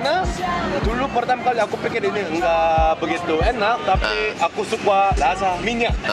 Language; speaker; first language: Indonesian; non-native, fluent; Korean